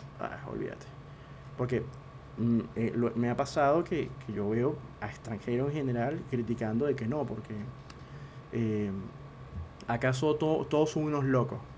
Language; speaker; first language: Spanish; native; Spanish